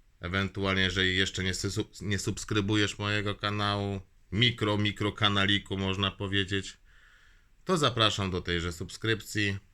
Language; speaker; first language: Polish; native; Polish